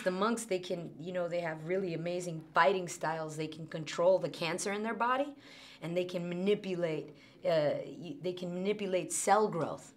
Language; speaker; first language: English; early bilingual, other home language; Spanish